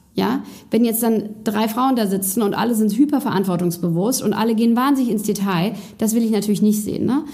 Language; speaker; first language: German; native; German